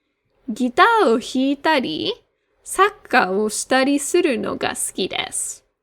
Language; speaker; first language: Japanese; non-native, fluent; English